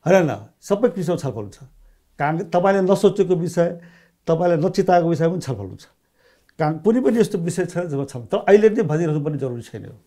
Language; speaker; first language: Nepali; non-native, local second language; Maithili